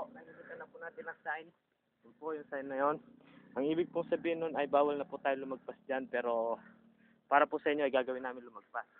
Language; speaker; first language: Filipino; native; Filipino